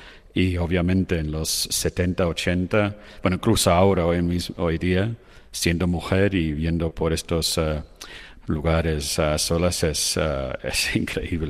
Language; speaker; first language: Spanish; non-native, fluent; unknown